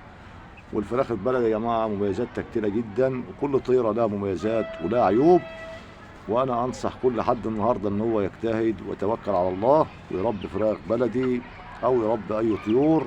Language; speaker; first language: Arabic; native; Arabic